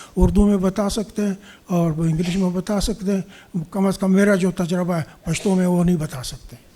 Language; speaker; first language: Urdu; non-native, local second language; Pashto